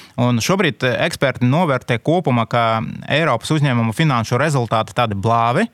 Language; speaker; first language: Latvian; non-native, local second language; Russian